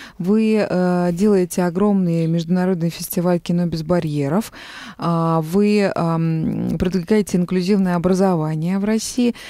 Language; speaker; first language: Russian; native; Russian